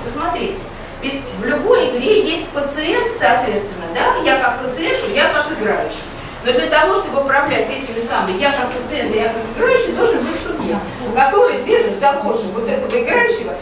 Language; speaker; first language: Russian; native; Russian